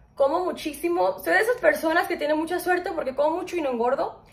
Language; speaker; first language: Spanish; early bilingual, heritage; Spanish